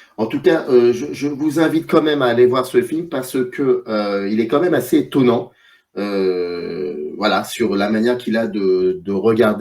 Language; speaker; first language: French; native; French